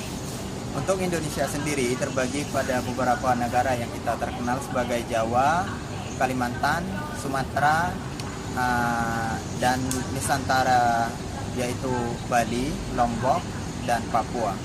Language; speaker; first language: Indonesian; non-native, learner; Thai